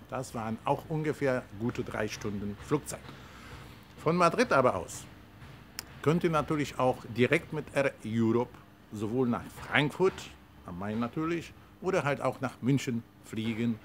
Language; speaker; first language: German; non-native, fluent; Polish